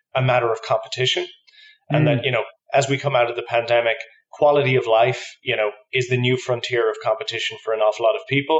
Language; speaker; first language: English; native; English